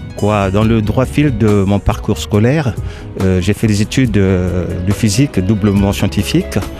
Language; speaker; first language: French; non-native, local second language; Lingala